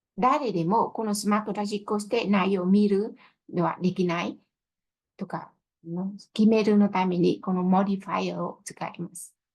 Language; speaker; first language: Japanese; non-native, fluent; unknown